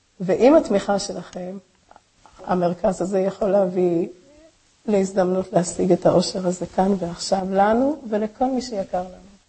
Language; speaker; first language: Hebrew; native; Hebrew